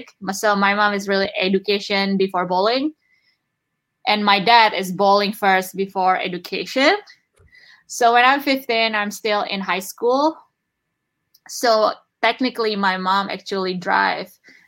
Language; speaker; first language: English; non-native, fluent; Indonesian